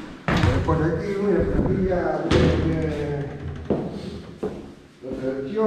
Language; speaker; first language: Spanish; non-native, local second language; Galician